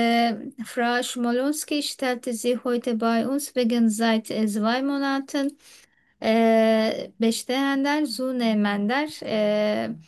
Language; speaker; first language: German; non-native, learner; Turkish